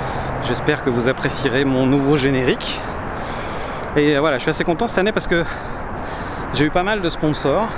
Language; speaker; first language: French; native; French